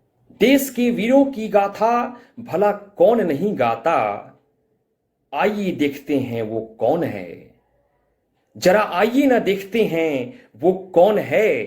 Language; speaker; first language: Hindi; native; Hindi